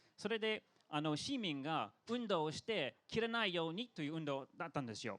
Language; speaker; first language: Japanese; non-native, fluent; English